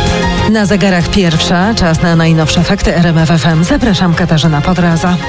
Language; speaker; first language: Polish; native; Polish